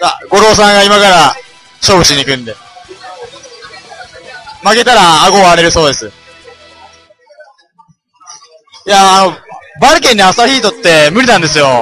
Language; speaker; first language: Japanese; native; Japanese